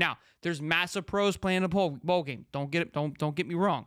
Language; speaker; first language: English; native; English